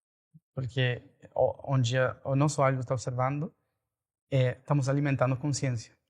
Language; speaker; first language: Portuguese; non-native, fluent; Spanish